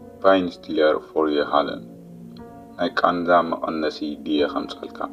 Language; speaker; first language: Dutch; non-native, learner; Tigrinya